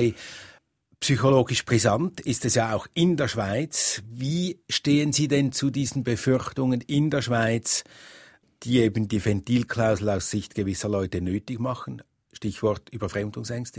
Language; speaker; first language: German; native; German